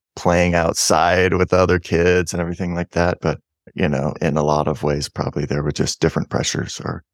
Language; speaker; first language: English; native; English